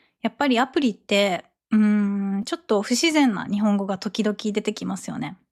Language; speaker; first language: Japanese; native; Japanese